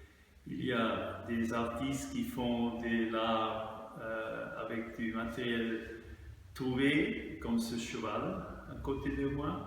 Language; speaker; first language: French; non-native, fluent; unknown